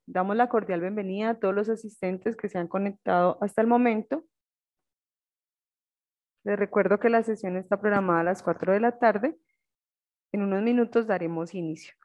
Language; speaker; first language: Spanish; native; Spanish